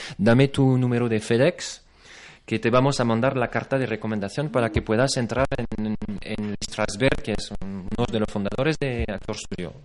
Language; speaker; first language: Spanish; non-native, fluent; French